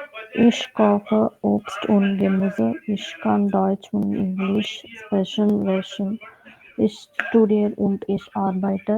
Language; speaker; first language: German; non-native, learner; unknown